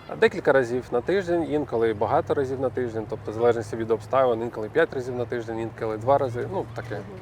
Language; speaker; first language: Ukrainian; non-native, local second language; Russian